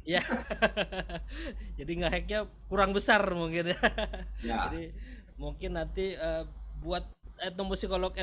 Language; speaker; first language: Indonesian; native; Indonesian